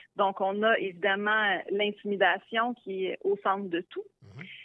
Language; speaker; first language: French; native; French